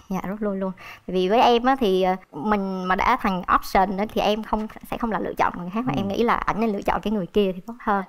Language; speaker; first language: Vietnamese; native; Vietnamese